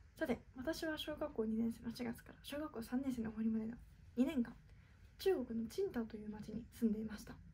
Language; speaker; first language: Japanese; native; Japanese